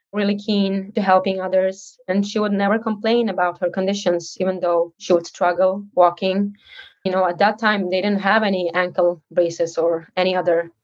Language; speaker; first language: English; early bilingual, other home language; Uzbek